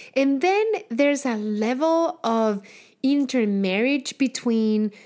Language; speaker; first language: English; non-native, fluent; Spanish